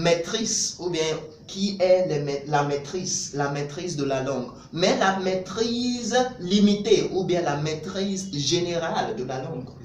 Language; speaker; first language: French; non-native, fluent; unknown